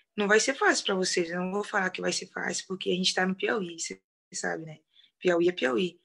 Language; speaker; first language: Portuguese; native; Portuguese